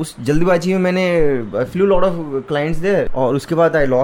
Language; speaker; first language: English; non-native, local second language; Hindi